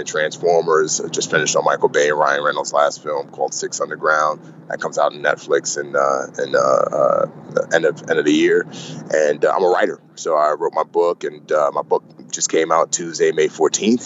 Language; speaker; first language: English; native; English